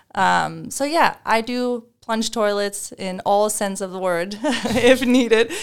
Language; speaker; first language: English; non-native, fluent; Danish